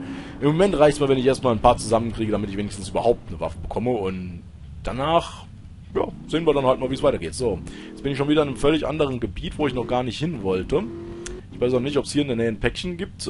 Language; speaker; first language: German; native; German